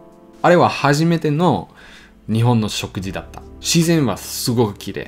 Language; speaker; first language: Japanese; non-native, learner; German